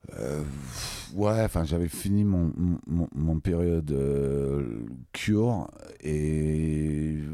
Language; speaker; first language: French; non-native, fluent; English